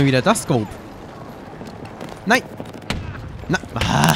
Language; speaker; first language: German; native; German